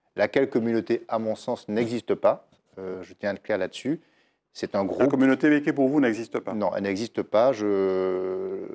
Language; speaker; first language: French; native; French